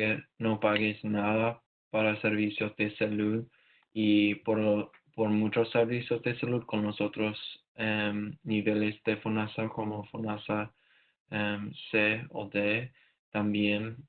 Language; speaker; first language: Spanish; non-native, learner; English